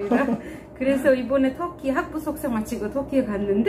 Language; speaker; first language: Korean; non-native, fluent; Turkish